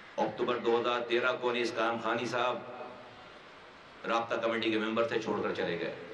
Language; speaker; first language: Urdu; native; Urdu